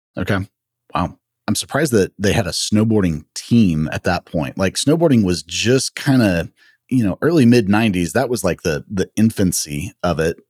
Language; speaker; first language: English; native; English